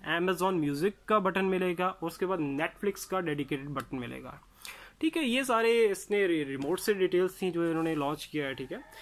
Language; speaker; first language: Hindi; native; Hindi